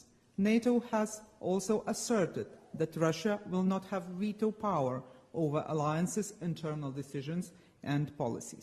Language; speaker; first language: English; non-native, fluent; Lithuanian